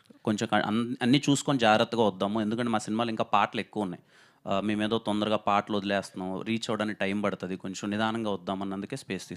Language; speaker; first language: Telugu; native; Telugu